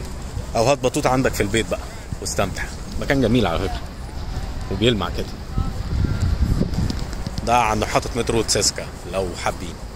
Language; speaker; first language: Arabic; native; Arabic